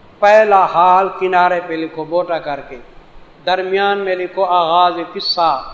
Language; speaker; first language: Urdu; non-native, local second language; Saraiki